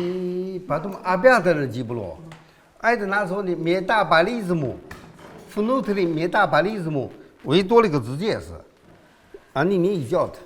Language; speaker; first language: Russian; non-native, learner; Chinese